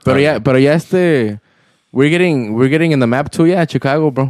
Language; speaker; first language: English; early bilingual, other home language; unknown